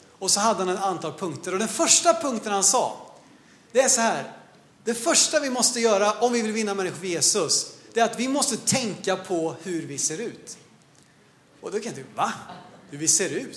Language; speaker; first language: Swedish; native; Swedish